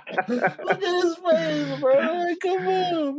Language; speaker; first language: English; native; English